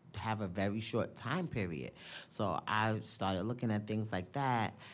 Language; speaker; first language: English; native; English